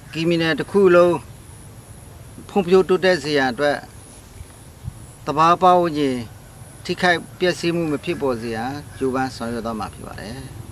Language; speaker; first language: Burmese; non-native, local second language; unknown